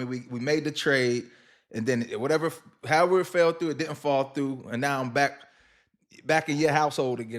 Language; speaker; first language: English; native; English